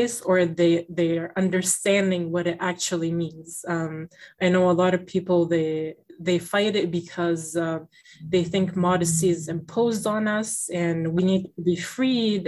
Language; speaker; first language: English; native; English